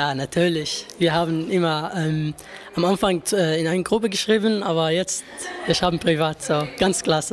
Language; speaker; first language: German; non-native, learner; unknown